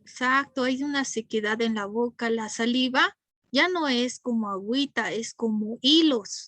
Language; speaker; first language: Spanish; native; Spanish